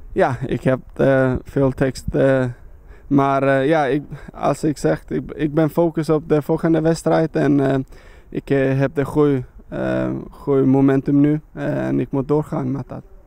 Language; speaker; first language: Dutch; non-native, learner; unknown